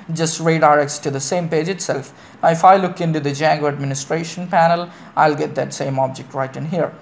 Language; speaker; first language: English; non-native, local second language; Malayalam